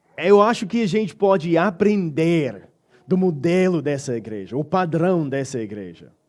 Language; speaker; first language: Portuguese; non-native, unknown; English